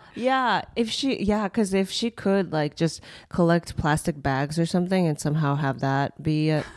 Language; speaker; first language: English; early bilingual, other home language; Japanese